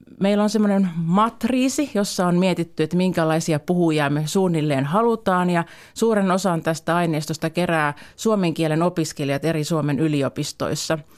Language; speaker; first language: Finnish; native; Finnish